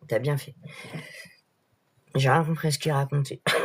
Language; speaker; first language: French; native; French